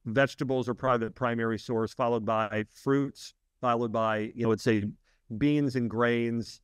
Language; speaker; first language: English; native; English